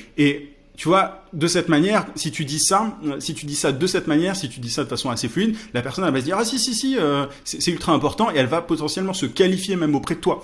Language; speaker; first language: French; native; French